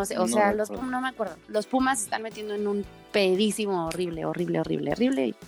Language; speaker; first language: Spanish; native; Spanish